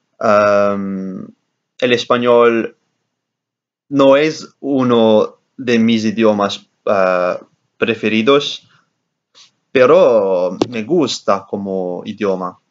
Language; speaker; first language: Spanish; non-native, learner; English